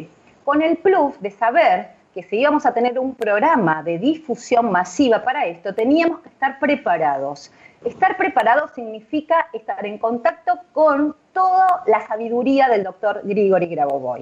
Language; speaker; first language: Spanish; native; Spanish